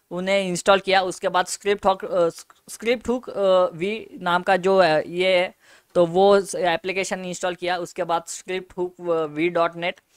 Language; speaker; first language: Hindi; native; Hindi